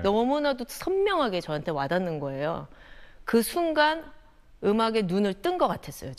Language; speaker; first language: Korean; native; Korean